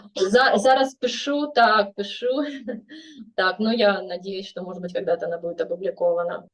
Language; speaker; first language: Russian; native; Russian